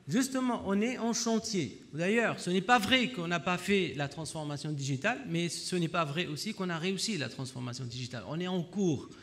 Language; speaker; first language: French; non-native, local second language; Arabic